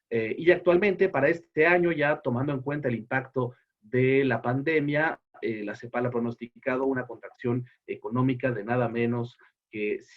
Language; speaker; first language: Spanish; native; Spanish